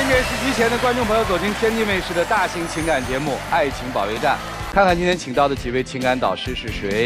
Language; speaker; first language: Chinese; native; Chinese